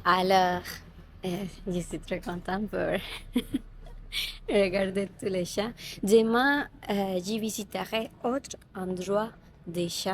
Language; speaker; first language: French; non-native, learner; Spanish